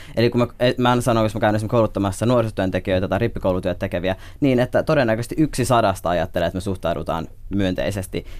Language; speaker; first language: Finnish; native; Finnish